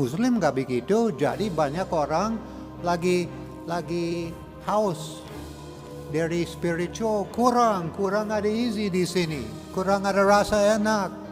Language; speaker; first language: Indonesian; non-native, learner; English